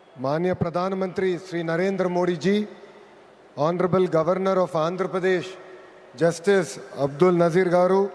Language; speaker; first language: Hindi; non-native, local second language; Telugu